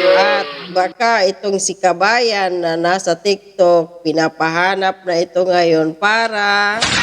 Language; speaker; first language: Filipino; native; Filipino